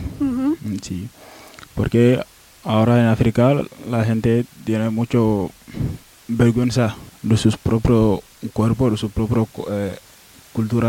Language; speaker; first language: Spanish; non-native, learner; Wolof